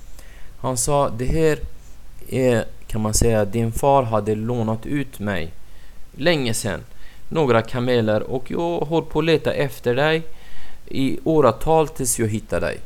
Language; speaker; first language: Swedish; non-native, fluent; Arabic